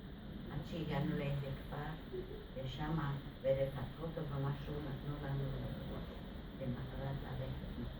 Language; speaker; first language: Hebrew; non-native, fluent; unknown